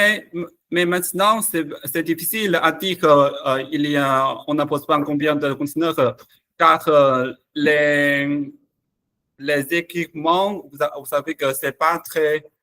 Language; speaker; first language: French; non-native, learner; Chinese